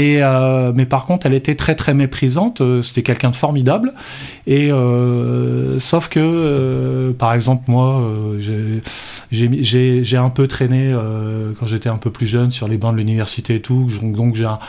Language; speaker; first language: French; native; French